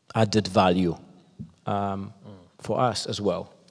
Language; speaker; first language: English; non-native, fluent; Polish